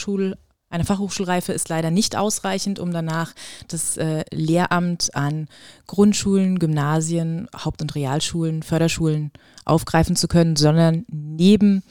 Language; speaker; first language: German; native; German